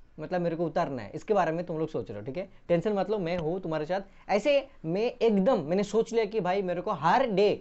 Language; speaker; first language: Hindi; non-native, local second language; Bangla